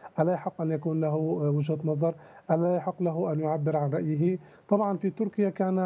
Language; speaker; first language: Arabic; native; Arabic